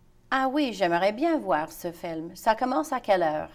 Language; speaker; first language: French; non-native, fluent; English